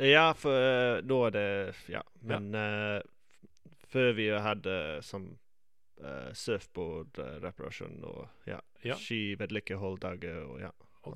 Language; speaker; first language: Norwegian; non-native, fluent; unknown